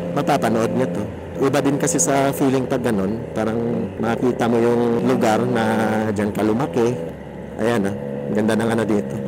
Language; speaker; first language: Filipino; non-native, local second language; Cebuano